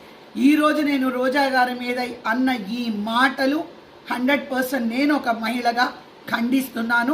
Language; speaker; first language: Telugu; native; Telugu